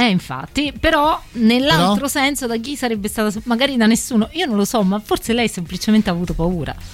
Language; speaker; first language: Italian; native; Italian